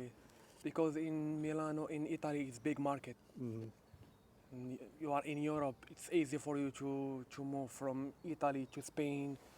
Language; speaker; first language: English; non-native, learner; Arabic